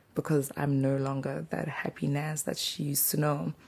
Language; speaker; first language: English; non-native, local second language; Zulu